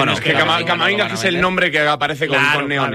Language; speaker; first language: Spanish; native; Spanish